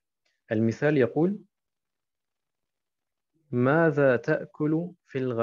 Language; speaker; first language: Arabic; non-native, fluent; German